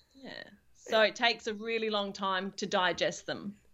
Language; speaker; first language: English; native; English